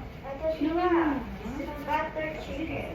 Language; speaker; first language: Japanese; non-native, learner; Filipino